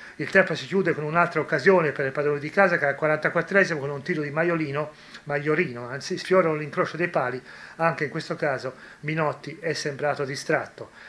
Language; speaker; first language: Italian; native; Italian